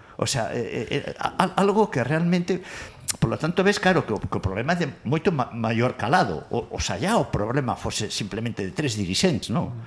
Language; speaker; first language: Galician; non-native, local second language; Spanish